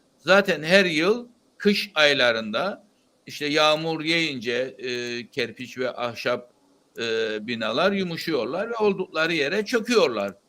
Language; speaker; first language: Turkish; native; Turkish